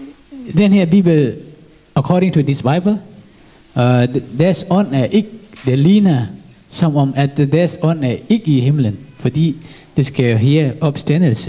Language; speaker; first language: Danish; non-native, learner; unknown